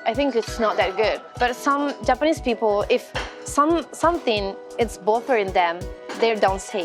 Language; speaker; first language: English; non-native, fluent; Italian